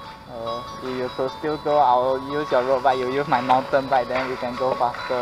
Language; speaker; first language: English; non-native, local second language; Chinese